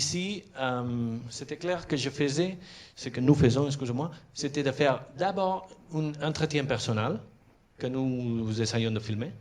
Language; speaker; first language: French; non-native, fluent; Catalan